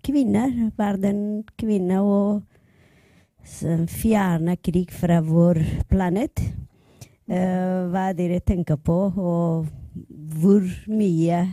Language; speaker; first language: Norwegian; non-native, learner; Persian